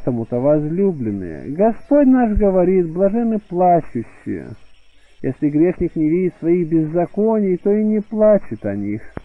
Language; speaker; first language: Russian; native; Russian